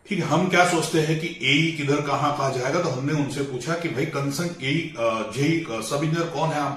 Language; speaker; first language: Hindi; non-native, local second language; Marathi